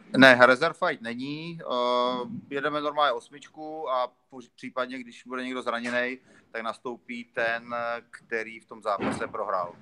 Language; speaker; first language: Czech; native; Czech